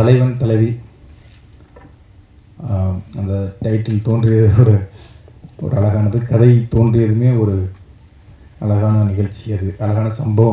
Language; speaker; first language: Tamil; native; Tamil